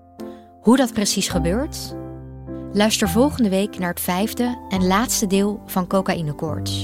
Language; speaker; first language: Dutch; native; Dutch